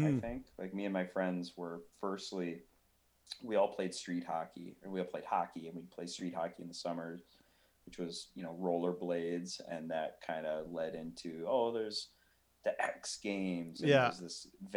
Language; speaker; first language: English; native; English